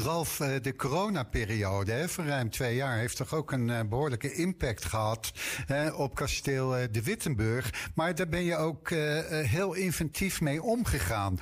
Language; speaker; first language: Dutch; native; Dutch